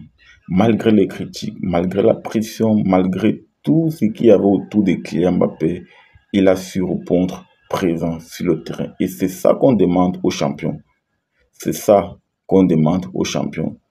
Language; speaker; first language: French; native; French